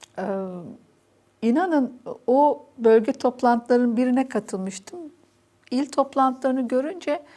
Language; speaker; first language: Turkish; native; Turkish